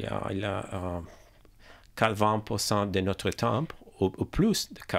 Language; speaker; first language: French; non-native, learner; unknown